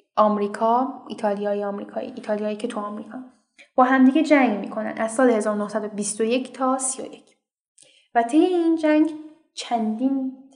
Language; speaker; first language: Persian; native; Persian